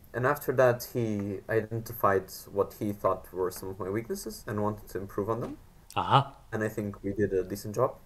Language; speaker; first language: English; non-native, fluent; Macedonian